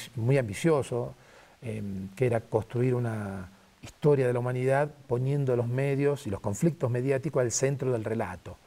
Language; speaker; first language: Spanish; native; Spanish